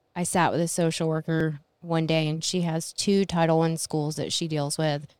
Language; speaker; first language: English; native; English